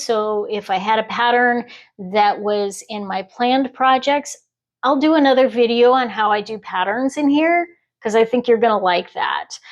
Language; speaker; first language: English; native; English